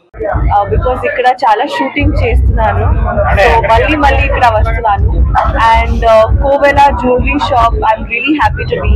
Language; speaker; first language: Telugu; non-native, local second language; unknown